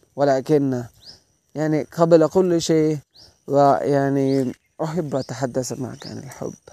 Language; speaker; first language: Arabic; non-native, learner; Malayalam